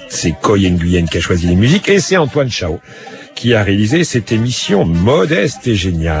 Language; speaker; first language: French; native; French